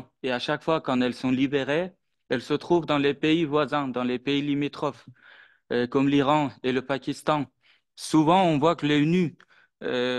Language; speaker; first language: French; non-native, fluent; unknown